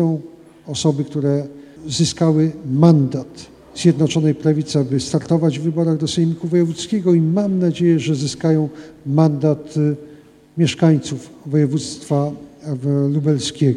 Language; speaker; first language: Polish; native; Polish